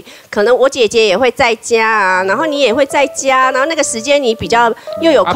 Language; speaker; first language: Chinese; native; Chinese